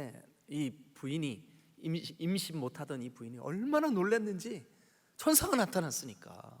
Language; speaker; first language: Korean; native; Korean